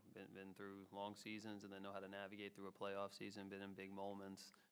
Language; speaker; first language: English; native; English